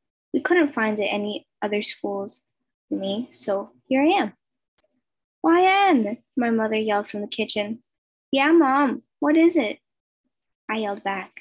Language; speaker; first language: English; non-native, fluent; Spanish